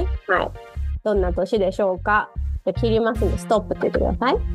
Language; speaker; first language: Japanese; native; Japanese